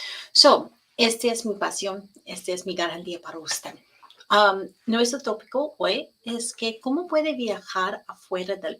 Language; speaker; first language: Spanish; non-native, learner; English